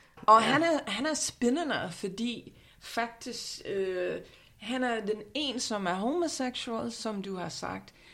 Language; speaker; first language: Danish; non-native, fluent; English